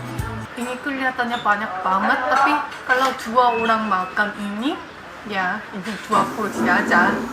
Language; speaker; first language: Indonesian; non-native, fluent; Korean